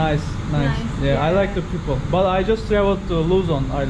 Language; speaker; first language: English; non-native, fluent; Turkish